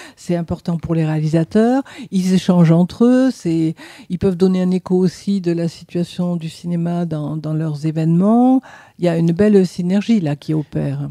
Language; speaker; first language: French; native; French